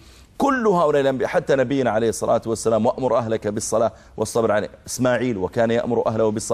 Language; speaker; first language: Arabic; native; Arabic